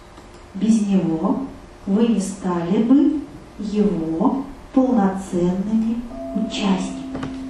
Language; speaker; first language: Russian; native; Russian